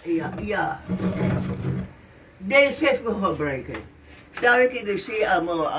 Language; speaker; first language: Dutch; non-native, local second language; Sranan Tongo